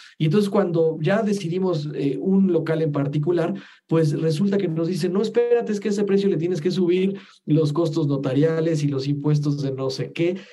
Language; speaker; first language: Spanish; native; Spanish